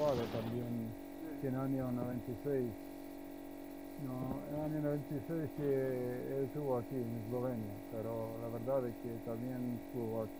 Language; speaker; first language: Spanish; non-native, learner; Slovenian